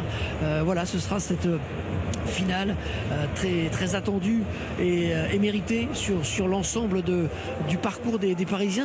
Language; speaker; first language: French; native; French